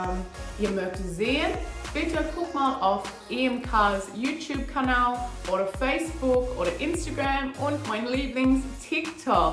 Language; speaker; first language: German; non-native, learner; English